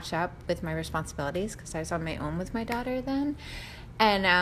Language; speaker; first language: English; native; English